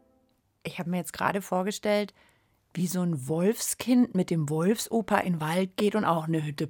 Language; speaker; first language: German; native; German